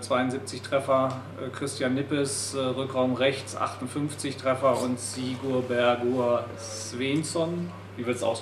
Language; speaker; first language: German; native; German